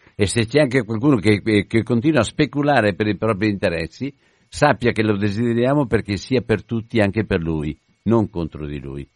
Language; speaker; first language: Italian; native; Italian